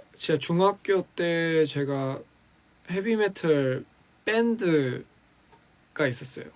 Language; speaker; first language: Korean; early bilingual, other home language; English